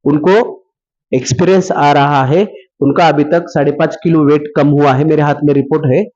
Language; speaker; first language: Hindi; non-native, local second language; Marathi